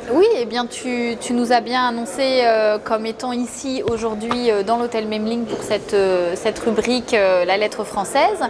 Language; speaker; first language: French; native; French